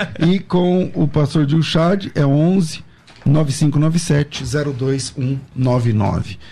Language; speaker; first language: Portuguese; native; Portuguese